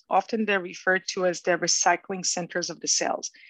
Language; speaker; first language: English; non-native, fluent; Hebrew